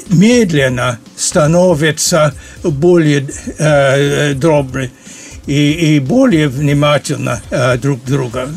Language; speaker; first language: Russian; non-native, fluent; English